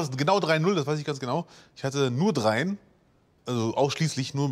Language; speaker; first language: German; early bilingual, other home language; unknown